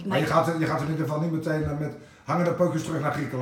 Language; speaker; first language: Dutch; native; Dutch